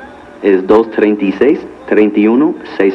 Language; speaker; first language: Spanish; non-native, fluent; English